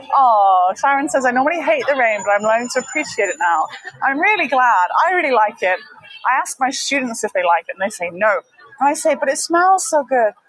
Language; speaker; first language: English; native; English